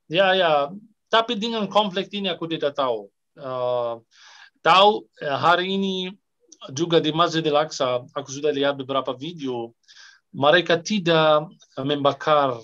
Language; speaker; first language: Indonesian; non-native, fluent; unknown